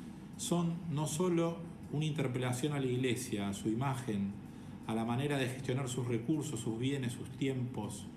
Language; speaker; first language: Spanish; native; Spanish